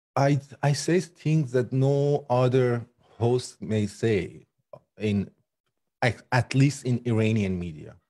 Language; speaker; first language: English; non-native, fluent; Persian